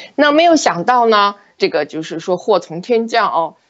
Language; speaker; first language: Chinese; native; Chinese